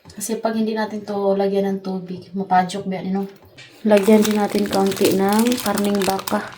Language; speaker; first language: Filipino; non-native, local second language; Cebuano